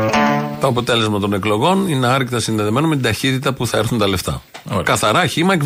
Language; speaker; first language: Greek; native; Greek